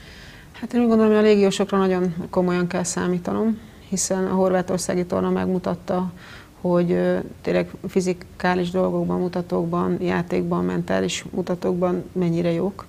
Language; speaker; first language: Hungarian; native; Hungarian